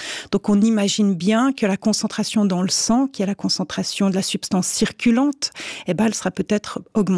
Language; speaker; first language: French; native; French